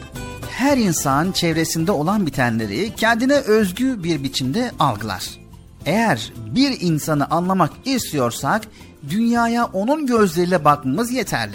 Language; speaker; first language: Turkish; native; Turkish